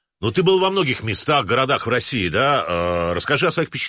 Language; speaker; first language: Russian; native; Russian